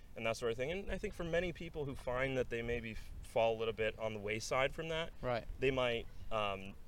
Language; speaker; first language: English; non-native, fluent; Norwegian